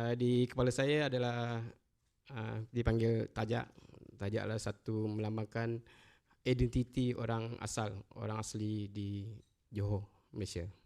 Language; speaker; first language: Malay; non-native, local second language; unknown